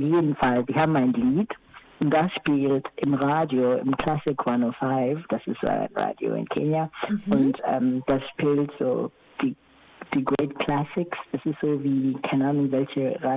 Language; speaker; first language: German; non-native, fluent; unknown